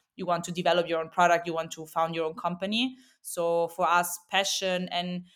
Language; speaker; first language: English; non-native, fluent; Italian